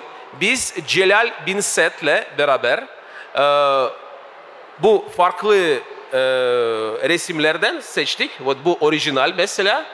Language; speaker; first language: Turkish; non-native, fluent; Russian